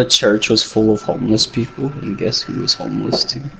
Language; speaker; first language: English; native; English